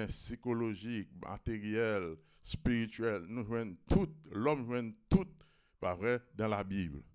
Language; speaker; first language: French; non-native, local second language; Haitian Creole